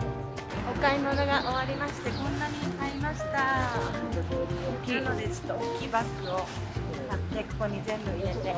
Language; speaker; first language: Japanese; non-native, learner; Spanish